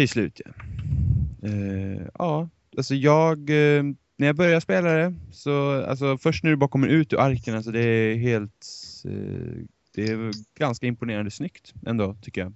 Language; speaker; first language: Swedish; native; Swedish